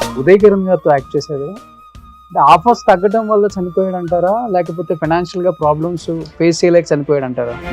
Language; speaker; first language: Telugu; native; Telugu